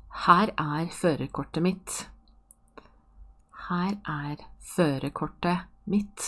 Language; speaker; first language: Norwegian; non-native, fluent; Polish